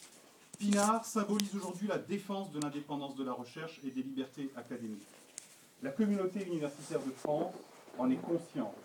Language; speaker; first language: French; native; French